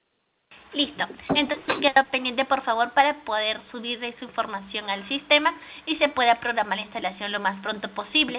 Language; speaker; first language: Spanish; native; Spanish